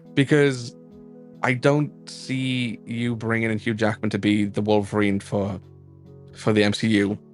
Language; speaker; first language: English; native; English